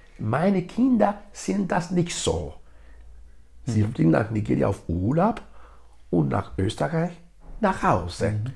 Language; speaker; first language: German; non-native, fluent; Bini